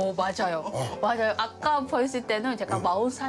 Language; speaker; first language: Korean; non-native, learner; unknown